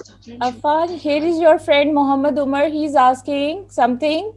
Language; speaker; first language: English; non-native, local second language; Urdu